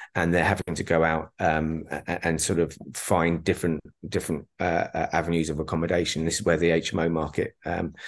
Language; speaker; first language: English; native; English